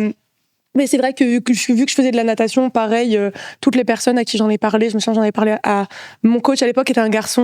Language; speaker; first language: French; native; French